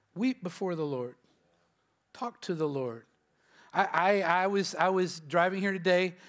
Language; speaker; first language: English; native; English